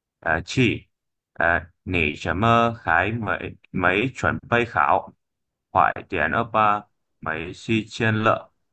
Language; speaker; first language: Chinese; non-native, learner; Vietnamese